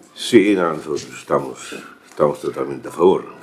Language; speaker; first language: Spanish; non-native, local second language; Galician